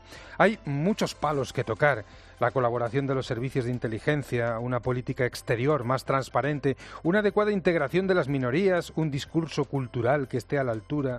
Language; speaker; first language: Spanish; native; Spanish